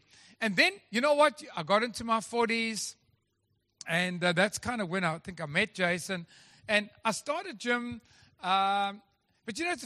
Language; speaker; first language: English; native; English